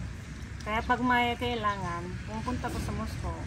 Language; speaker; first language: Filipino; non-native, fluent; Russian